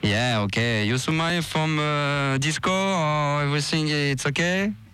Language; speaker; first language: English; non-native, learner; French